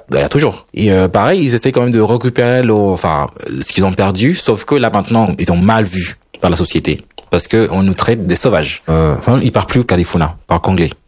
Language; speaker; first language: French; non-native, fluent; Spanish